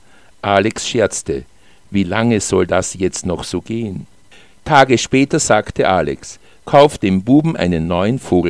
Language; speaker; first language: German; native; German